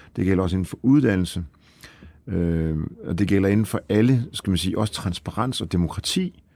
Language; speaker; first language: Danish; early bilingual, other home language; Polish